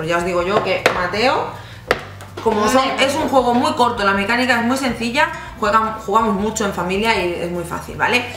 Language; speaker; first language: Spanish; native; Spanish